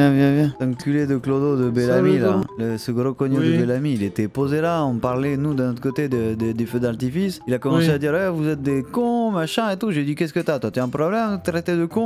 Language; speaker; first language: French; native; French